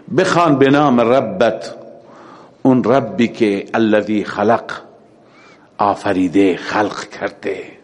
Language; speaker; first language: Persian; native; Persian